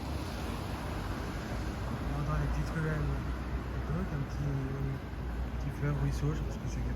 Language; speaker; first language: French; native; French